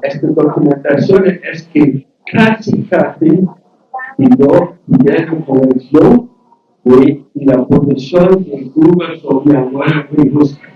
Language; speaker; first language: Spanish; non-native, learner; English